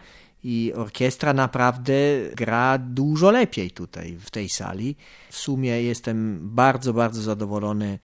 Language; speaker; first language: Polish; non-native, fluent; Italian